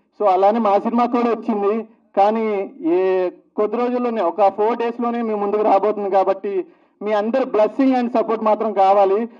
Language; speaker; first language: Telugu; native; Telugu